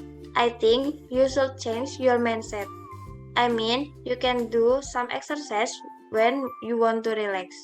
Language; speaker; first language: English; non-native, learner; Indonesian